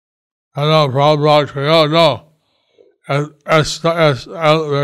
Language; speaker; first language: Spanish; non-native, learner; English